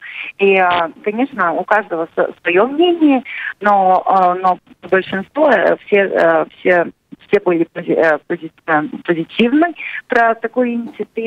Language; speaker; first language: Russian; non-native, local second language; Latvian